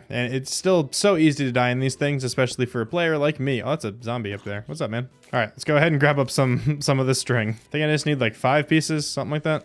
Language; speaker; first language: English; native; English